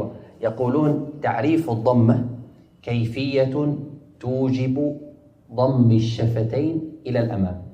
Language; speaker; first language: Arabic; native; Arabic